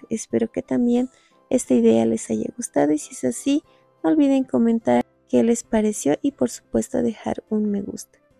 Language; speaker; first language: Spanish; native; Spanish